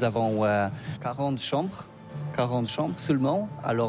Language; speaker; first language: French; non-native, learner; Polish